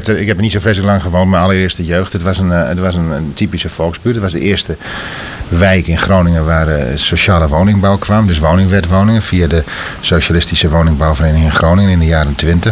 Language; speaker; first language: Dutch; native; Dutch